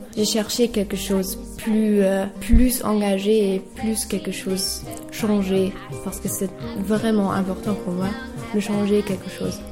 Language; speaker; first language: French; non-native, learner; German